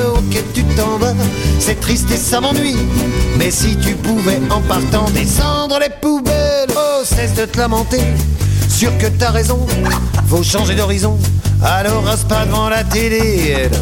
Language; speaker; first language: French; native; French